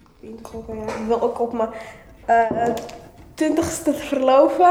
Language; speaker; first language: Dutch; early bilingual, other home language; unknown